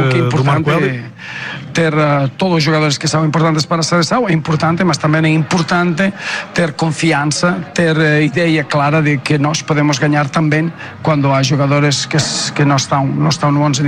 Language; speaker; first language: Portuguese; non-native, fluent; Spanish